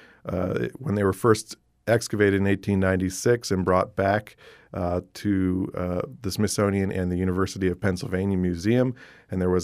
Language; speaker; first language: English; native; English